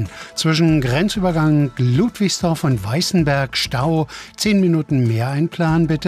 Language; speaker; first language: German; native; German